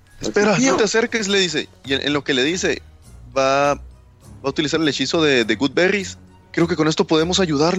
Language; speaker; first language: Spanish; native; Spanish